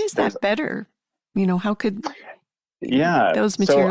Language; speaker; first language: English; native; English